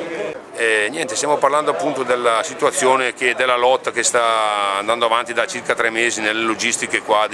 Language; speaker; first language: Italian; native; Italian